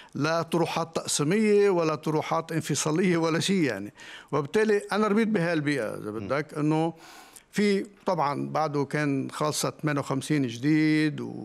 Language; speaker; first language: Arabic; native; Arabic